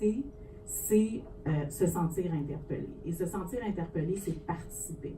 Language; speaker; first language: French; native; French